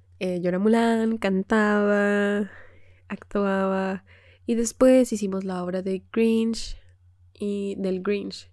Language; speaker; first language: Spanish; native; Spanish